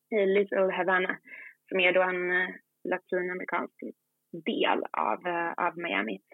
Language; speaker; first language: Swedish; native; Swedish